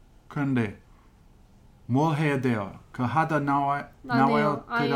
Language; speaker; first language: Korean; non-native, fluent; English